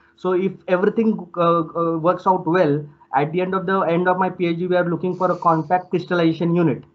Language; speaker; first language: English; non-native, local second language; Marathi